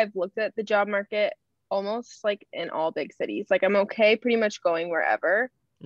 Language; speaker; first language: English; native; English